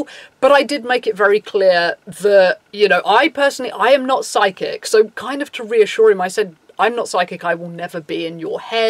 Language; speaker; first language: English; native; English